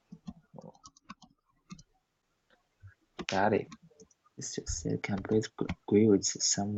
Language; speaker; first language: English; non-native, learner; Chinese